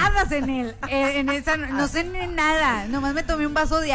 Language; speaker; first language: Spanish; native; Spanish